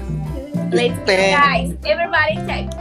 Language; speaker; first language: English; non-native, learner; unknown